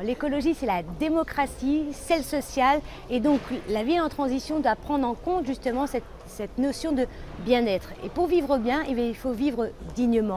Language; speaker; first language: French; native; French